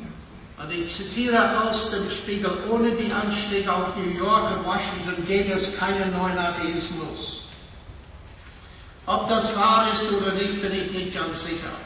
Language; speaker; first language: German; non-native, fluent; English